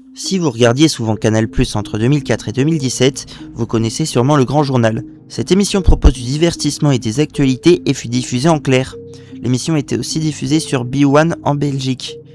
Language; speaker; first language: French; native; French